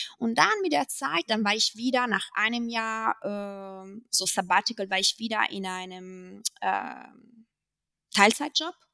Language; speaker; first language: German; non-native, fluent; Italian